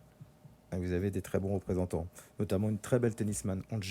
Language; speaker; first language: French; native; French